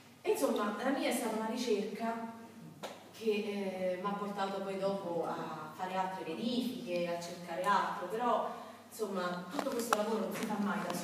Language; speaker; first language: Italian; native; Italian